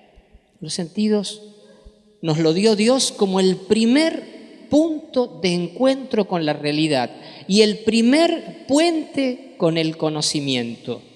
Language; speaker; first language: Spanish; native; Spanish